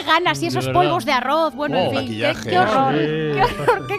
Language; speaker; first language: Spanish; native; Spanish